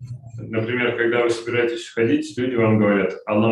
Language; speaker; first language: Russian; native; Russian